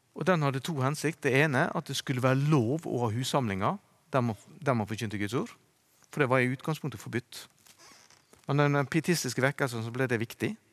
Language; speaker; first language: Norwegian; native; Norwegian